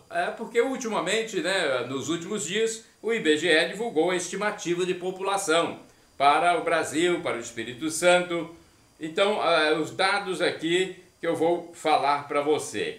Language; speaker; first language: Portuguese; native; Portuguese